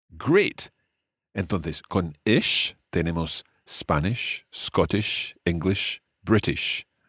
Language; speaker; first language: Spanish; non-native, fluent; English